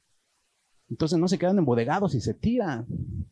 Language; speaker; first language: Spanish; native; Spanish